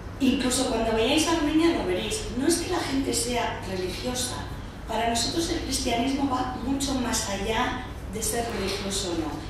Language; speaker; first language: Spanish; early bilingual, heritage; Spanish